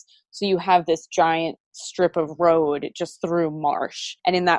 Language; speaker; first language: English; native; English